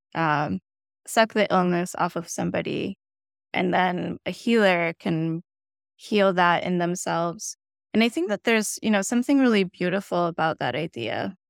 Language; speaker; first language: English; non-native, fluent; Spanish